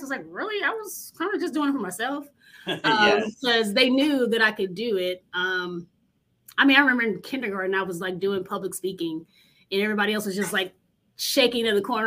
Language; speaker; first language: English; native; English